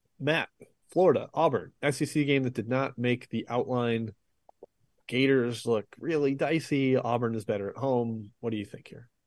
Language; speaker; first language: English; native; English